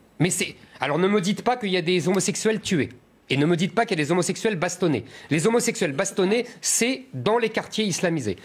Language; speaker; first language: French; native; French